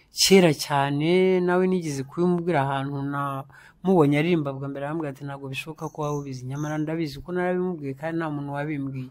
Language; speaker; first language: Kinyarwanda; early bilingual, heritage; Kinyarwanda